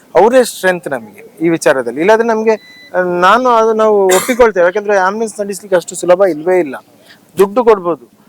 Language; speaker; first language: Kannada; native; Kannada